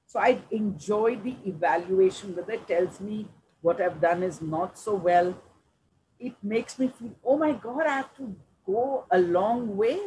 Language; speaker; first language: English; non-native, local second language; Punjabi